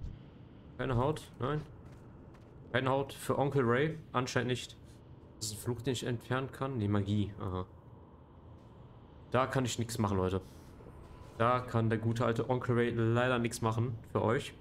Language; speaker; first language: German; native; German